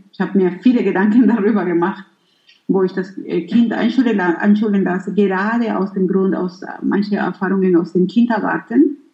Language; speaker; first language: German; non-native, fluent; Spanish